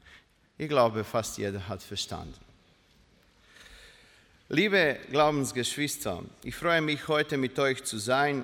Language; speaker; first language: German; non-native, learner; Croatian